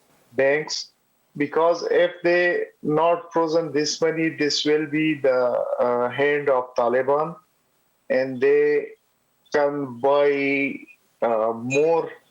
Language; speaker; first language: English; non-native, learner; Pashto